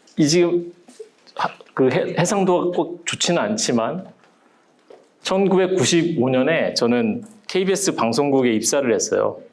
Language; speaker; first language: Korean; native; Korean